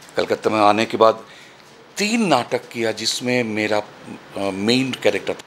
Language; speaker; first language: Hindi; non-native, local second language; Bangla